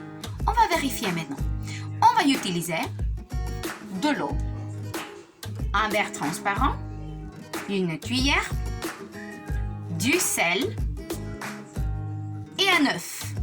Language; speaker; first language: French; non-native, fluent; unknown